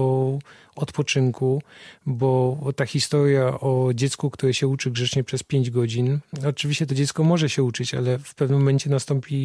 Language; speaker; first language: Polish; native; Polish